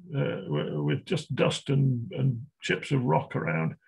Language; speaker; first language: English; native; English